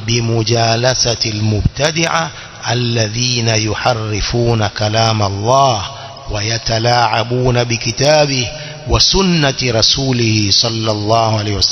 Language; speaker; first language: Arabic; non-native, fluent; Swahili